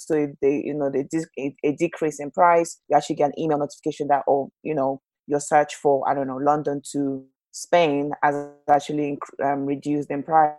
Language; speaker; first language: English; non-native, local second language; Yoruba